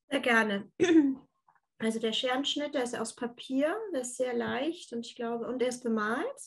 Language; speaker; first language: German; early bilingual, other home language; Turkish